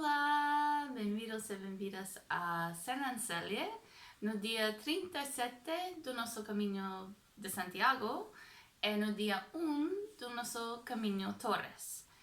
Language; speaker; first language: Portuguese; non-native, fluent; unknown